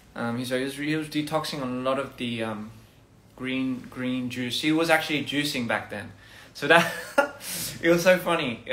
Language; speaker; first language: English; early bilingual, other home language; Korean